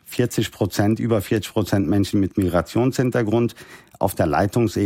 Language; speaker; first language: German; early bilingual, other home language; Turkish